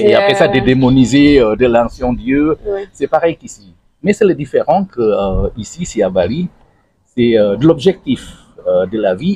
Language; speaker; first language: French; non-native, learner; Indonesian